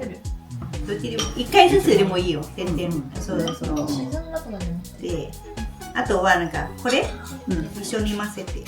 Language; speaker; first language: Japanese; non-native, fluent; Thai